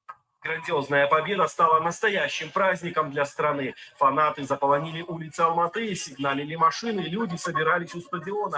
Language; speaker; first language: Russian; native; Russian